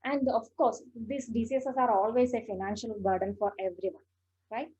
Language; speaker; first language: English; non-native, local second language; Malayalam